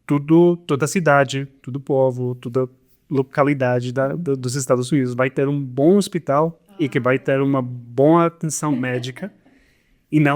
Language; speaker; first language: Portuguese; non-native, fluent; Spanish